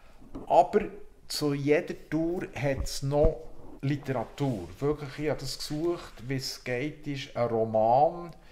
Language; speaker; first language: German; native; German